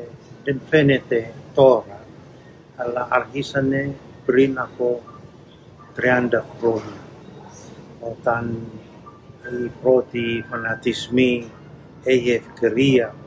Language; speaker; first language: Greek; non-native, learner; Indonesian